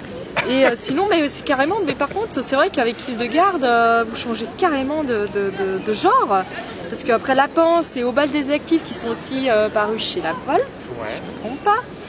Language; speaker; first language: French; native; French